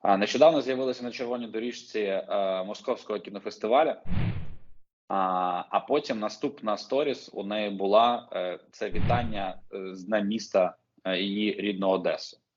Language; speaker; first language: Ukrainian; native; Ukrainian